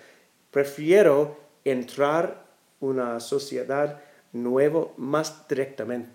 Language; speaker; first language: Spanish; non-native, learner; English